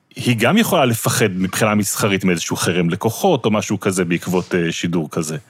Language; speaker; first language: Hebrew; native; Hebrew